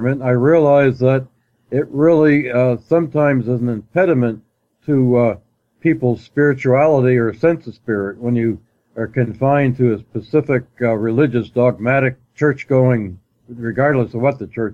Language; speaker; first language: English; native; English